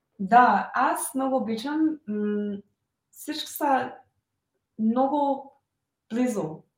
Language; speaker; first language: Bulgarian; non-native, learner; English